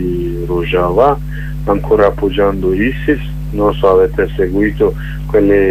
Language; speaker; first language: Italian; non-native, learner; Kurdish